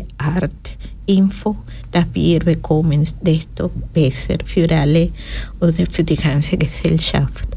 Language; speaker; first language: German; non-native, fluent; Spanish